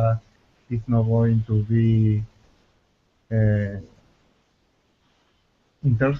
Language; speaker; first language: English; non-native, learner; Spanish